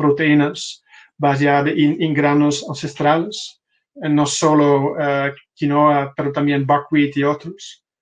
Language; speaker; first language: Spanish; non-native, fluent; Dutch